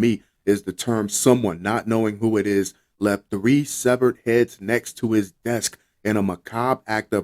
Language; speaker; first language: English; native; English